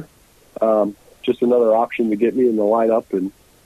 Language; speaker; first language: English; native; English